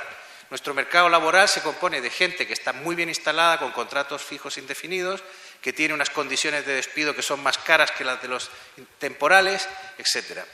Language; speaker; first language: Spanish; native; Spanish